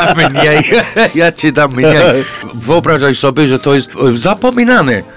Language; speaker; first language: Polish; non-native, fluent; English